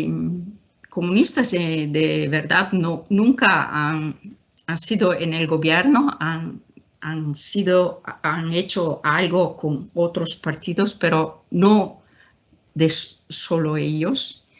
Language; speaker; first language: Spanish; non-native, fluent; Italian